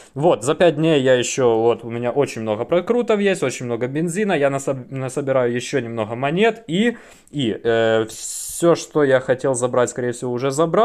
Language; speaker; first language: Russian; native; Russian